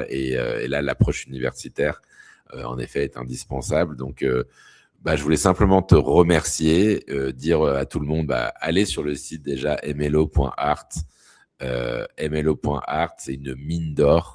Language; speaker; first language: French; native; French